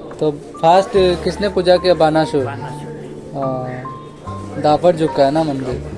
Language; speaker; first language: Hindi; non-native, local second language; Bangla